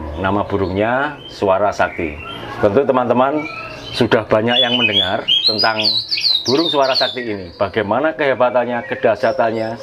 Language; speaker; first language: Indonesian; native; Indonesian